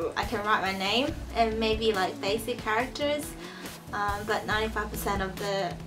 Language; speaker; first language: English; early bilingual, other home language; Chinese